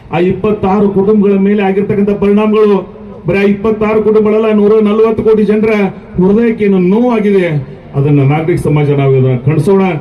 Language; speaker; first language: Kannada; native; Kannada